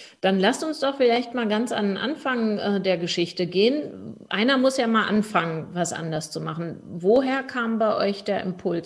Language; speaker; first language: German; native; German